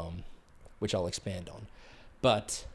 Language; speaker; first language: English; native; English